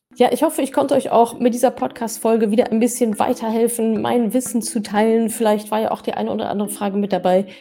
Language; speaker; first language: German; non-native, fluent; English